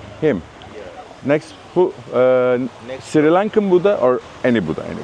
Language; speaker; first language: English; non-native, learner; Turkish